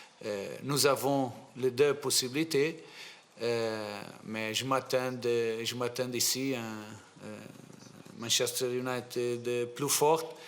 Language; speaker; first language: French; non-native, fluent; Portuguese